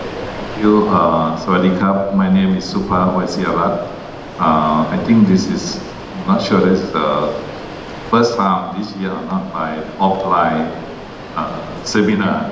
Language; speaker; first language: English; non-native, learner; Thai